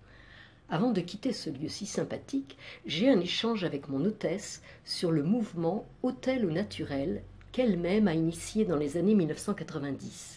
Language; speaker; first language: French; native; French